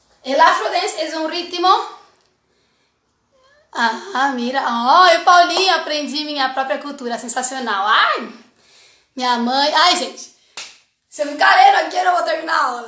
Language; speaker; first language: Spanish; non-native, fluent; Portuguese